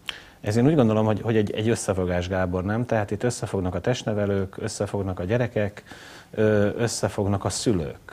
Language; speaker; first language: Hungarian; native; Hungarian